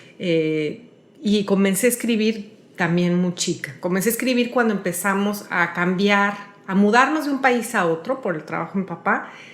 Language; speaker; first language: Spanish; early bilingual, heritage; Spanish